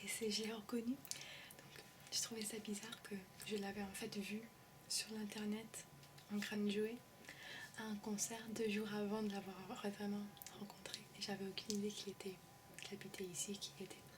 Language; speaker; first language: French; early bilingual, heritage; French